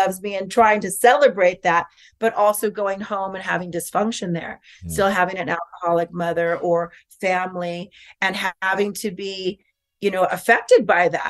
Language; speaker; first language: English; native; English